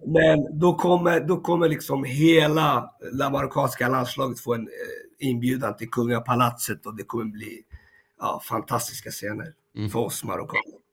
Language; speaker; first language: Swedish; early bilingual, other home language; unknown